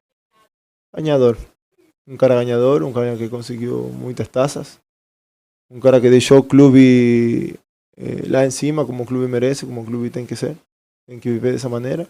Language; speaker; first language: Portuguese; non-native, fluent; Spanish